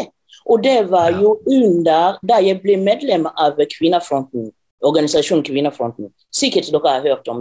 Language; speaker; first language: Norwegian; non-native, fluent; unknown